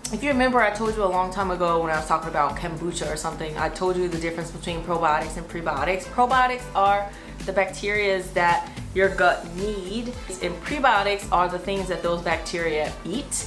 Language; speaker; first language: English; native; English